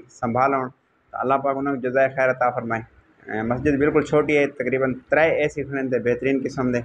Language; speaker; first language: Urdu; non-native, local second language; Saraiki